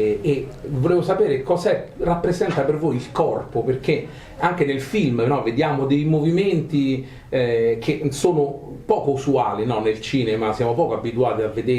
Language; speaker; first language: Italian; native; Italian